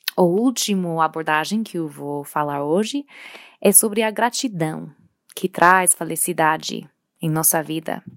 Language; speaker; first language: Portuguese; non-native, fluent; English